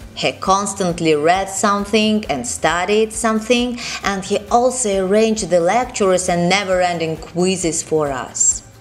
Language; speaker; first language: English; non-native, fluent; Russian